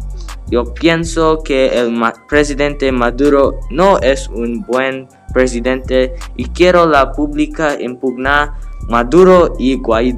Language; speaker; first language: Spanish; non-native, learner; English